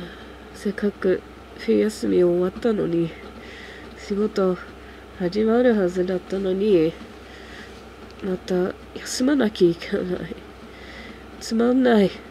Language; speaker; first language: Japanese; non-native, fluent; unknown